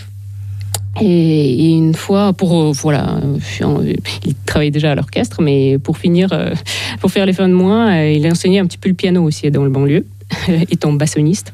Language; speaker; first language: French; non-native, fluent; Ukrainian